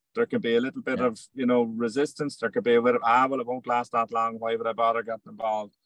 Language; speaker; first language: English; native; English